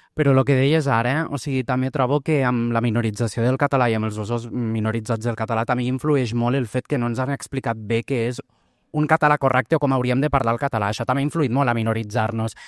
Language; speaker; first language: Catalan; early bilingual, other home language; Portuguese